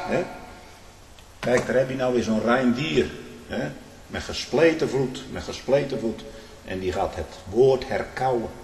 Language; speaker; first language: Dutch; native; Dutch